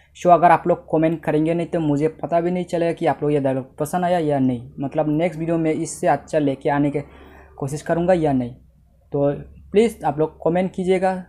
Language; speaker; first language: Hindi; native; Hindi